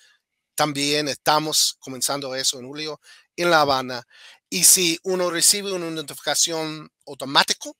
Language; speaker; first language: Spanish; non-native, fluent; English